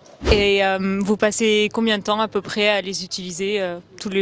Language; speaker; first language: French; native; French